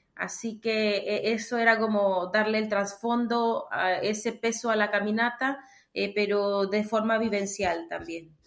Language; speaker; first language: Spanish; native; Spanish